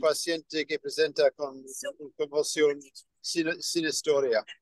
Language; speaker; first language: Spanish; non-native, learner; English